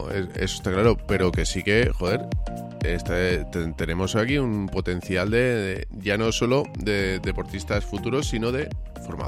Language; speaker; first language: Spanish; native; Spanish